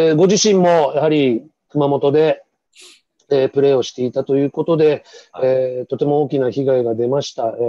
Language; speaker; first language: Japanese; native; Japanese